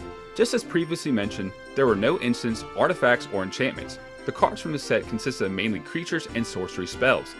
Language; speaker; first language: English; native; English